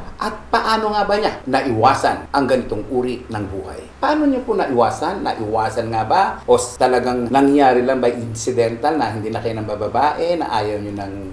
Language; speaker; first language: Filipino; native; Filipino